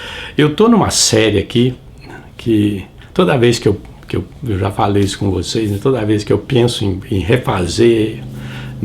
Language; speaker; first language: Portuguese; native; Portuguese